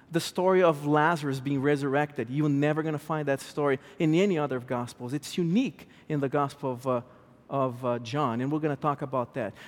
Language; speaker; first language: English; non-native, fluent; Portuguese